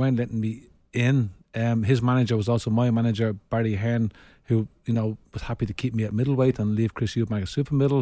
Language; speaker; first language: English; native; English